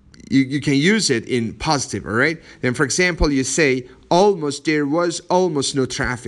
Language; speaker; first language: English; non-native, fluent; Persian